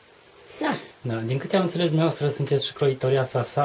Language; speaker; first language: Romanian; native; Romanian